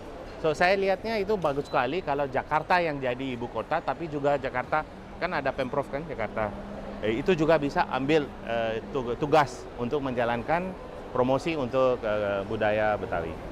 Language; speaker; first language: Indonesian; non-native, fluent; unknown